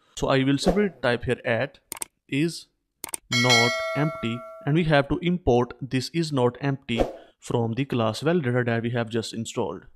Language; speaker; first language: English; non-native, local second language; Urdu